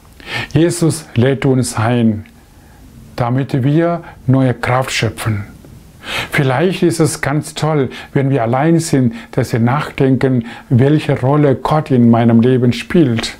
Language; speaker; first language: German; non-native, fluent; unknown